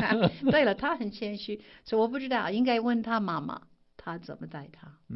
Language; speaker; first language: Chinese; non-native, fluent; English